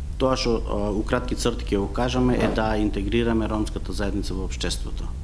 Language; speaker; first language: Macedonian; non-native, local second language; Romany